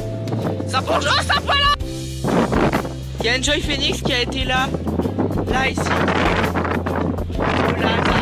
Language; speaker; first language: French; native; French